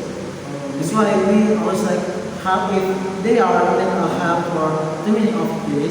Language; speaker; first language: English; non-native, learner; Indonesian